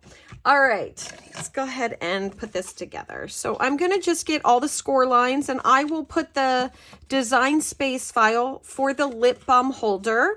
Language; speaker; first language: English; native; English